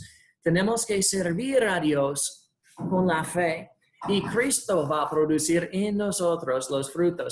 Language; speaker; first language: Spanish; non-native, fluent; English